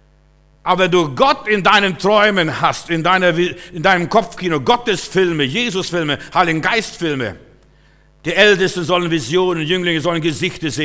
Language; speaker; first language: German; native; German